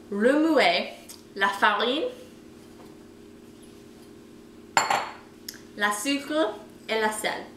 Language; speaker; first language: French; non-native, learner; English